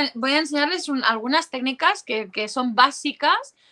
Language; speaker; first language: Spanish; native; Spanish